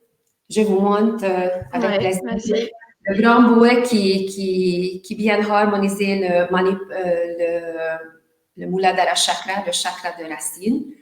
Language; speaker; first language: French; non-native, learner; Hungarian